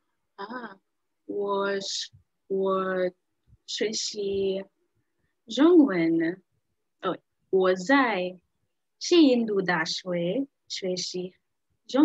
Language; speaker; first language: Chinese; non-native, learner; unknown